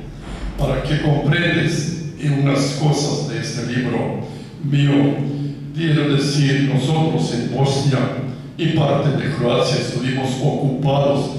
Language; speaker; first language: Spanish; non-native, fluent; Croatian